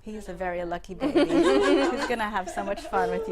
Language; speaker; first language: English; native; English